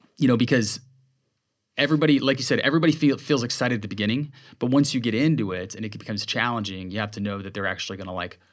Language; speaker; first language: English; native; English